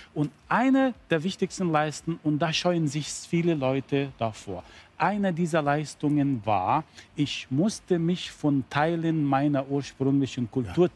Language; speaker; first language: German; non-native, fluent; Arabic